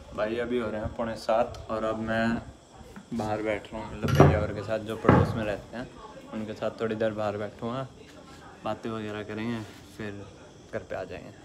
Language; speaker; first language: Hindi; native; Hindi